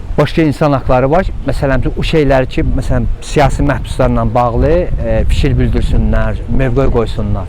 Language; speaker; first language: Azerbaijani; native; Azerbaijani